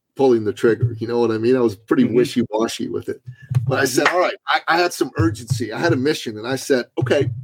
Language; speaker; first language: English; early bilingual, other home language; Persian